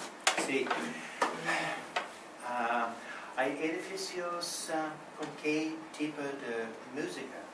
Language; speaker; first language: Spanish; non-native, learner; English